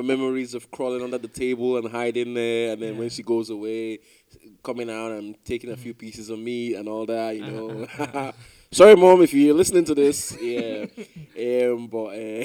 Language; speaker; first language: English; non-native, local second language; Igbo